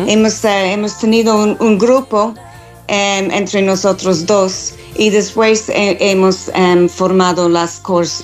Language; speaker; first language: Spanish; non-native, fluent; English